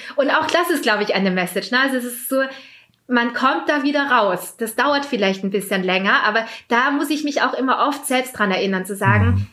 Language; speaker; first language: German; early bilingual, other home language; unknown